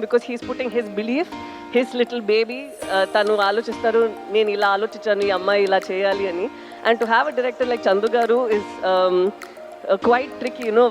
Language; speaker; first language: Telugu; non-native, fluent; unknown